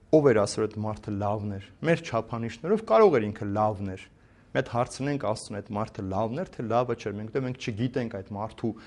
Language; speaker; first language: Armenian; native; Armenian